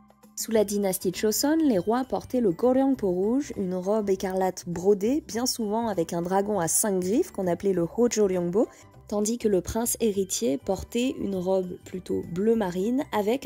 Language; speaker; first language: French; native; French